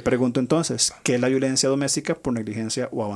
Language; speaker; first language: Spanish; native; Spanish